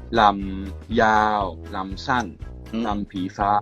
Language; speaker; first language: Thai; non-native, fluent; English